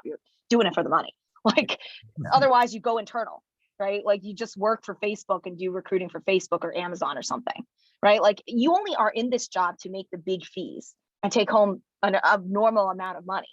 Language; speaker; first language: English; early bilingual, other home language; Chinese